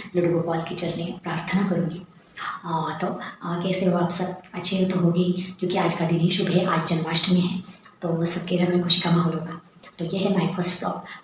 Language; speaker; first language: Hindi; non-native, local second language; Marathi